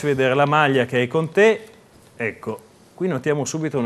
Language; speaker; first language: Italian; native; Italian